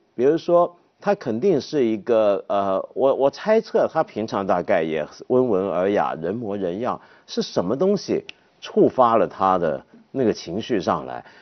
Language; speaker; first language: Chinese; native; Chinese